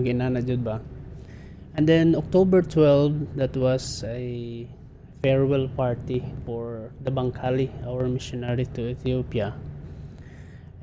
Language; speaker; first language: English; non-native, local second language; Cebuano